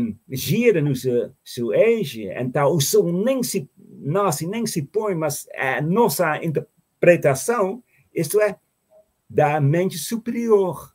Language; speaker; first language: Portuguese; non-native, fluent; Dutch